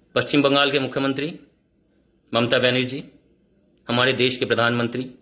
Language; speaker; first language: Hindi; non-native, local second language; Bangla